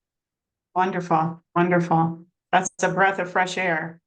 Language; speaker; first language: English; native; English